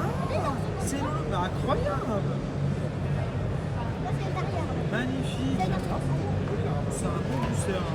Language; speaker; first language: French; native; French